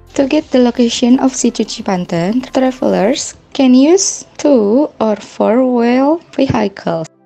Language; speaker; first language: English; non-native, learner; Indonesian